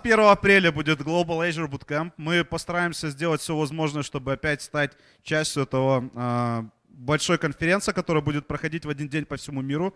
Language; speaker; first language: Russian; native; Russian